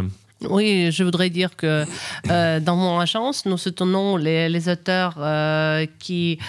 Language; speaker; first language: French; non-native, fluent; Ukrainian